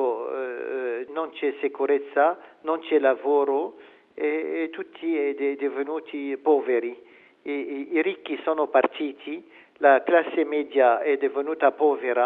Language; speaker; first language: Italian; non-native, fluent; Arabic